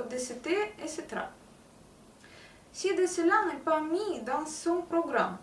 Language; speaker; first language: French; non-native, learner; Russian